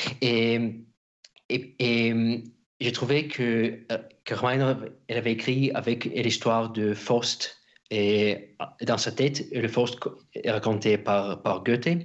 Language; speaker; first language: French; non-native, fluent; Russian